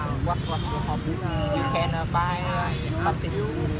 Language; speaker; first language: English; non-native, learner; Vietnamese